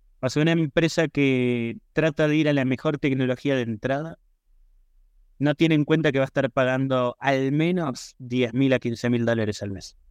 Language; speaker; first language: Spanish; native; Spanish